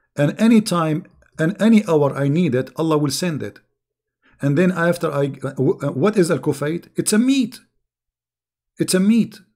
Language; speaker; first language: English; non-native, fluent; Arabic